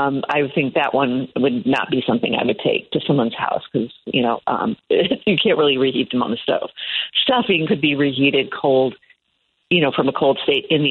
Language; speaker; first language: English; native; English